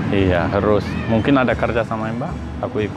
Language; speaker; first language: Indonesian; non-native, learner; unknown